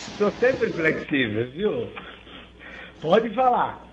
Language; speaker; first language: Portuguese; non-native, fluent; Italian